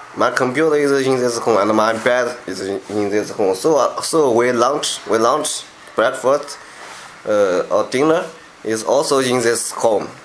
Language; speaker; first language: English; non-native, learner; Chinese